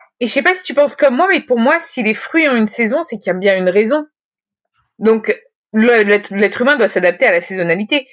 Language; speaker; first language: French; native; French